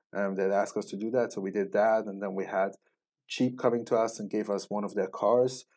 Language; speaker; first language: English; non-native, fluent; Swiss German